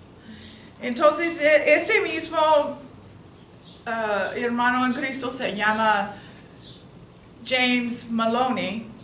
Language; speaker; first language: Spanish; non-native, learner; English